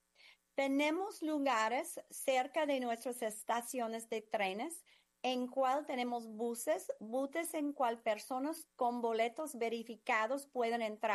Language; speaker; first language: Spanish; non-native, fluent; English